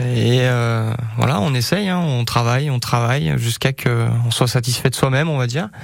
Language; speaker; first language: French; native; French